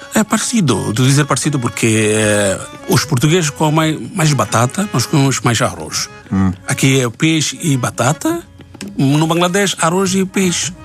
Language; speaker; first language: Portuguese; non-native, learner; Bangla